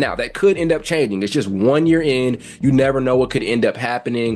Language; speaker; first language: English; native; English